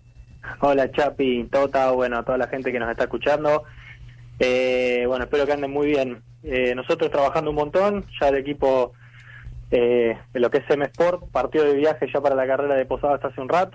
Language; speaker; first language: Spanish; native; Spanish